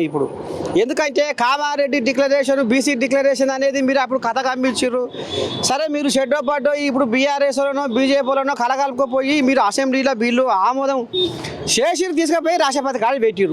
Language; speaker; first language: Telugu; native; Telugu